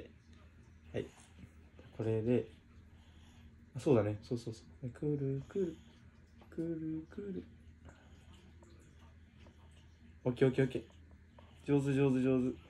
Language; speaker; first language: Japanese; native; Japanese